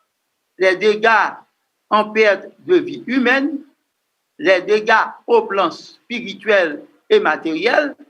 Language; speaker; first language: French; non-native, local second language; Haitian Creole